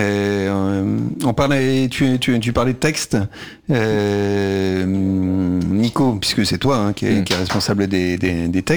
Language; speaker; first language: French; native; French